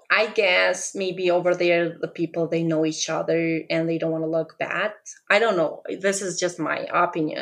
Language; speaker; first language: English; non-native, fluent; Albanian